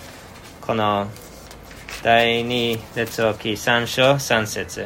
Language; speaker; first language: Japanese; non-native, fluent; English